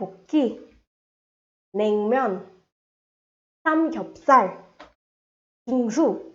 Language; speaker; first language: Korean; non-native, fluent; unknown